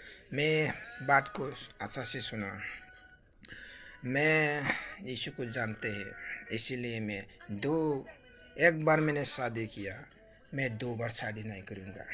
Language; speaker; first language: Hindi; non-native, local second language; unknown